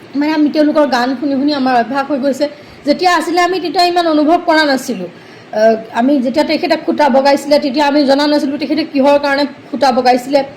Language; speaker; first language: Assamese; native; Assamese